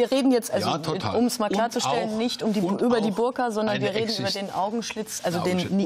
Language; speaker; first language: German; native; German